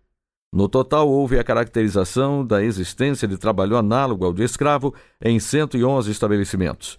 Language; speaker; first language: Portuguese; native; Portuguese